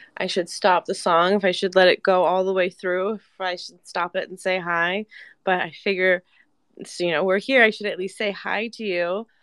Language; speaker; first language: English; native; English